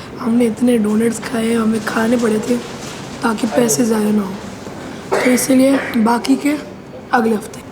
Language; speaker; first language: Urdu; native; Urdu